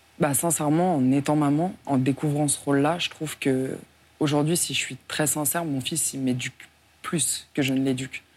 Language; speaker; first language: French; native; French